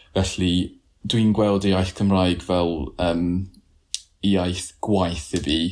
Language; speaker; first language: Welsh; non-native, learner; English